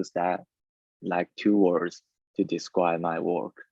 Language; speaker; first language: English; non-native, learner; Chinese